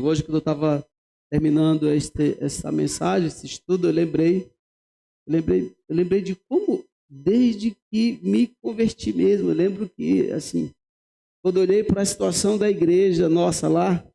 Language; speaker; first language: Portuguese; native; Portuguese